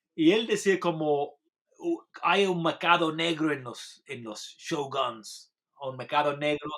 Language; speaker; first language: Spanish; non-native, fluent; English